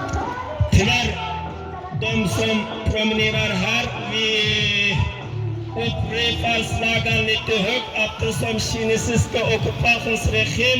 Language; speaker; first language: Swedish; non-native, learner; Uyghur